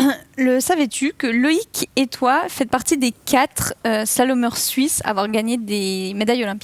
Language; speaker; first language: French; native; French